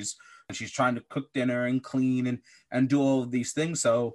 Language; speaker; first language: English; native; English